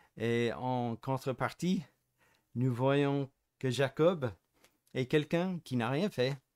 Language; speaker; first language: French; non-native, fluent; English